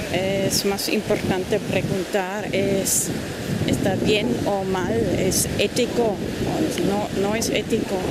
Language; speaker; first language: Spanish; non-native, fluent; German